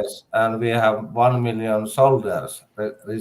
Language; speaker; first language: English; non-native, learner; Finnish